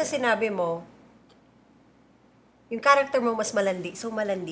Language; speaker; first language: Filipino; native; Filipino